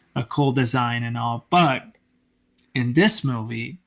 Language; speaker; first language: English; non-native, fluent; Italian